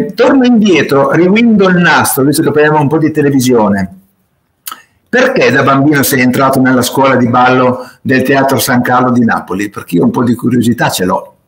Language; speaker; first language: Italian; native; Italian